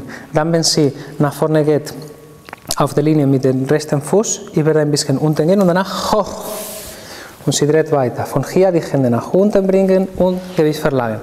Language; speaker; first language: German; non-native, fluent; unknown